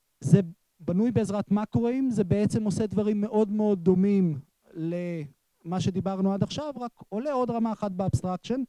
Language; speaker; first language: Hebrew; native; Hebrew